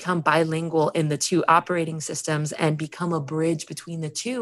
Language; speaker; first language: English; early bilingual, other home language; Spanish